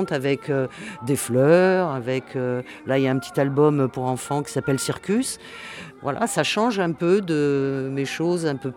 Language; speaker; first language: French; native; French